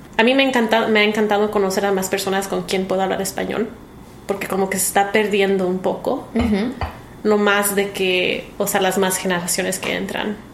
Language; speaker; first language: Spanish; early bilingual, heritage; Spanish